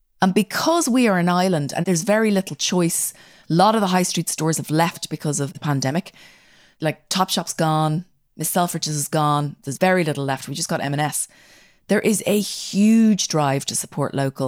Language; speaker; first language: English; native; English